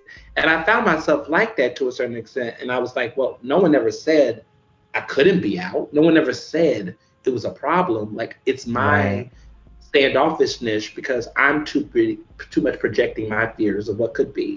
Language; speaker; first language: English; native; English